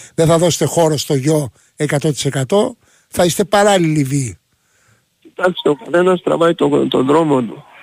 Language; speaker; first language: Greek; native; Greek